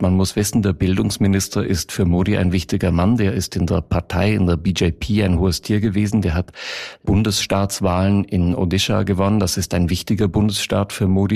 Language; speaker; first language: German; native; German